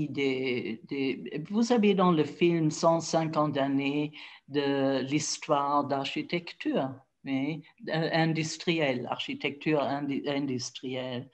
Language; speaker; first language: French; non-native, fluent; German